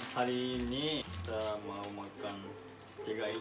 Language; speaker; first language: Indonesian; non-native, fluent; Japanese